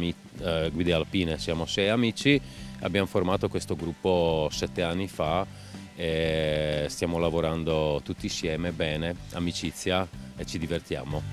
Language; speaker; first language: Italian; non-native, fluent; Czech